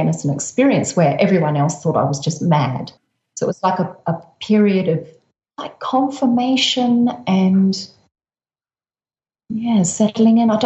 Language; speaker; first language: English; native; English